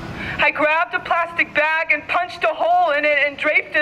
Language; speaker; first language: English; native; English